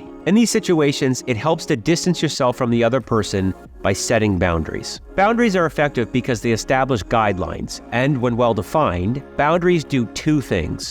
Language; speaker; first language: English; native; English